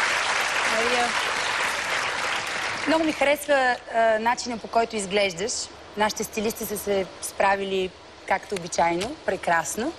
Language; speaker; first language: Bulgarian; native; Bulgarian